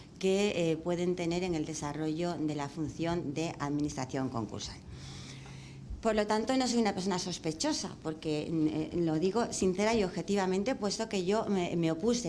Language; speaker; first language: Spanish; native; Spanish